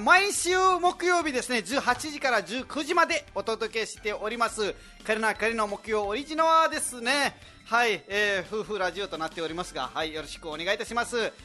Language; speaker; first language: Japanese; non-native, fluent; Nepali